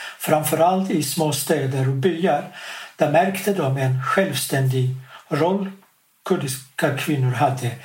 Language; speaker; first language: Swedish; non-native, fluent; Kurdish